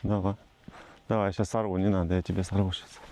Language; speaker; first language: Russian; native; Russian